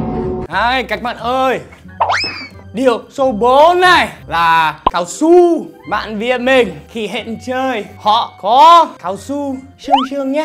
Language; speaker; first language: Vietnamese; non-native, fluent; English